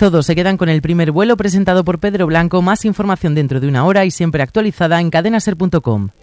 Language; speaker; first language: Spanish; native; Spanish